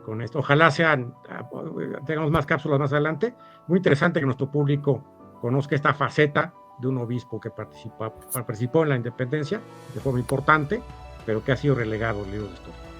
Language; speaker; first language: Spanish; native; Spanish